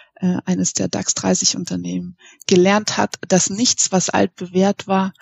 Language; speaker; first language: German; native; German